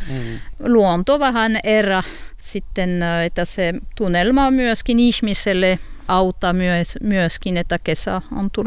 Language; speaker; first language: Finnish; non-native, learner; French